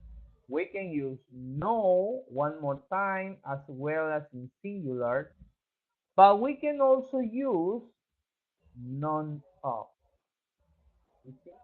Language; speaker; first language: English; non-native, fluent; Spanish